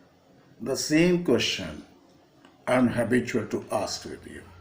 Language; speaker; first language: English; non-native, local second language; Hindi